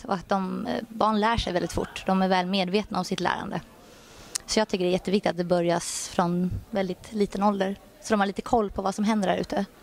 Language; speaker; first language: Swedish; native; Swedish